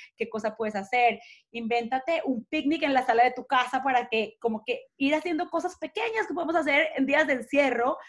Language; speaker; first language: Spanish; native; Spanish